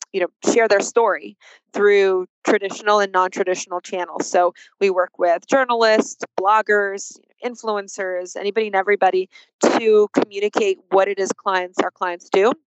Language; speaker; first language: English; early bilingual, other home language; Russian